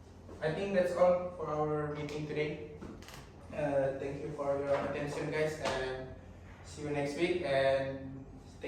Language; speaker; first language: English; non-native, learner; Indonesian